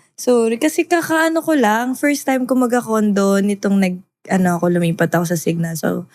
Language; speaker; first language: Filipino; native; Filipino